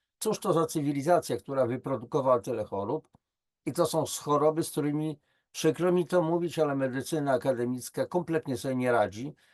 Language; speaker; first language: Polish; native; Polish